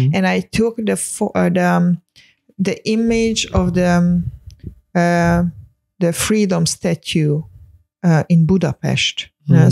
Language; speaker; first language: English; non-native, fluent; Hungarian